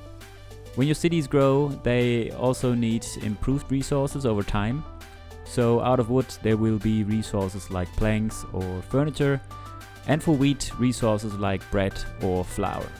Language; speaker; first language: English; non-native, fluent; German